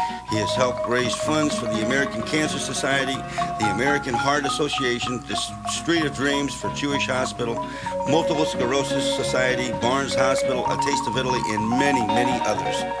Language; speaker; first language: English; native; English